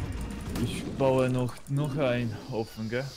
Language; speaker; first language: German; non-native, learner; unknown